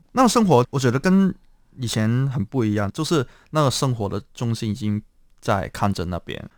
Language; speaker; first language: Chinese; non-native, local second language; Cantonese